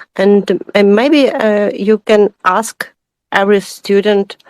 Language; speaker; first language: English; non-native, learner; Ukrainian